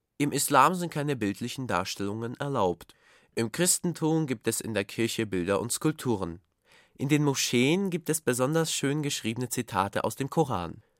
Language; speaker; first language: German; native; German